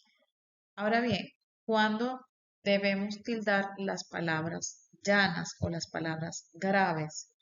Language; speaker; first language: Spanish; native; Spanish